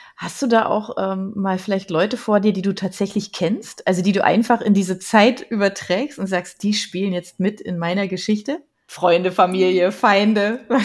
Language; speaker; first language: German; native; German